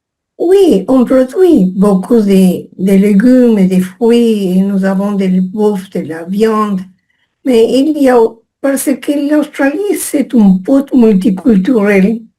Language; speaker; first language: French; non-native, fluent; English